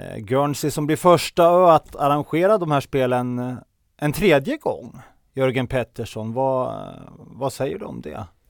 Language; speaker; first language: Swedish; native; Swedish